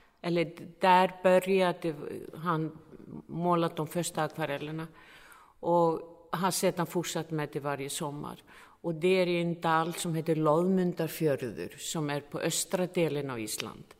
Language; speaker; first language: Swedish; non-native, fluent; Icelandic